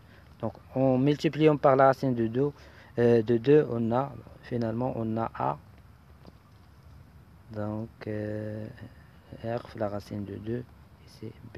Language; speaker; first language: French; non-native, local second language; Arabic